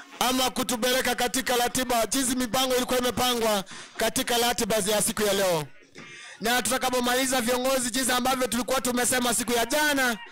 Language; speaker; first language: Swahili; non-native, local second language; Gusii